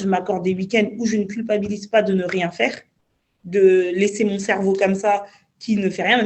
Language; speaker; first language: French; native; French